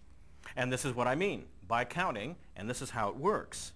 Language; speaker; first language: English; native; English